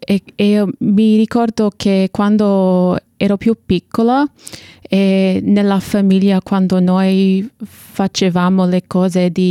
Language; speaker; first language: Italian; non-native, fluent; English